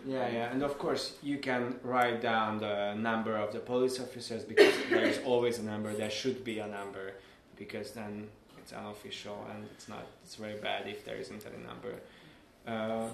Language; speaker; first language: English; non-native, fluent; Hungarian